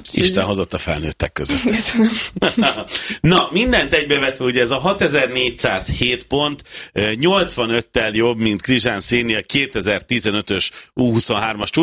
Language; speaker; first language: Hungarian; native; Hungarian